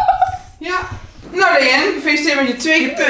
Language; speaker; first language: Dutch; native; Dutch